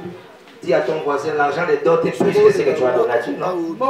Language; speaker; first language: French; non-native, local second language; Lingala